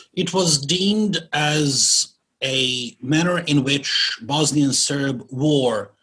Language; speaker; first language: English; non-native, fluent; Bosnian